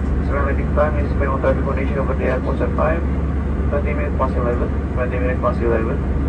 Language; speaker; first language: English; non-native, fluent; Indonesian